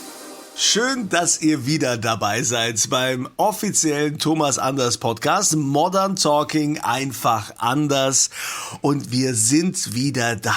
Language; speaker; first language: German; native; German